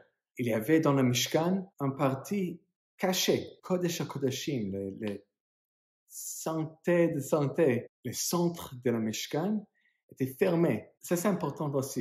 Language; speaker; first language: French; non-native, fluent; English